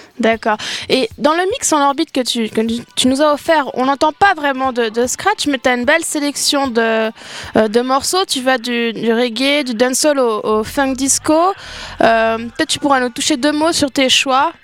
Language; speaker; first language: French; native; French